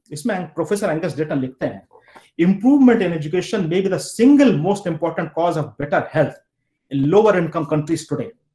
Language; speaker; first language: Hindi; native; Hindi